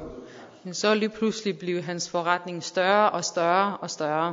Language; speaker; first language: Danish; non-native, fluent; Persian